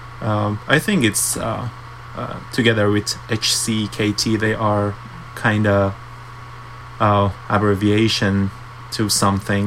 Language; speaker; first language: English; non-native, fluent; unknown